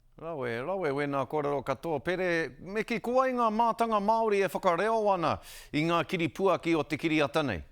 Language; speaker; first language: Māori; non-native, local second language; English